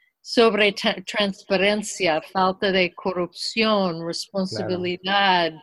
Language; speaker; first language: Spanish; non-native, fluent; English